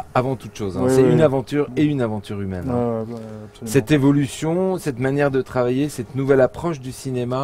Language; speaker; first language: French; native; French